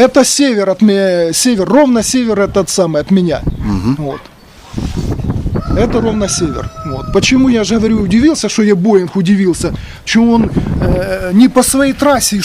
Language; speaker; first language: Russian; native; Russian